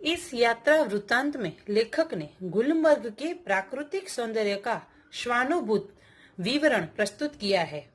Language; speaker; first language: Hindi; non-native, local second language; Gujarati